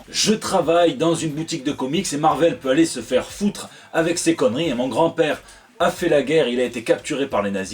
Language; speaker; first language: French; native; French